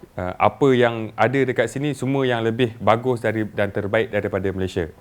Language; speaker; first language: Malay; native; Malay